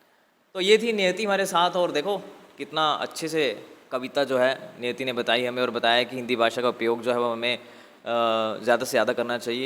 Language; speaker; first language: Hindi; native; Hindi